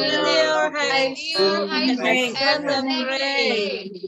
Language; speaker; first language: English; non-native, learner; Indonesian